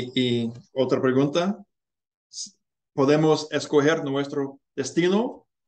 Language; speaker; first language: Spanish; non-native, learner; English